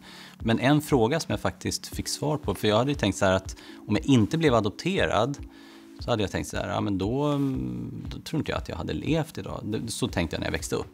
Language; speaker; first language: Swedish; native; Swedish